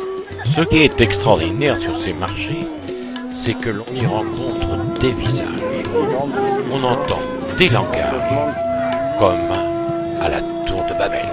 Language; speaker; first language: French; native; French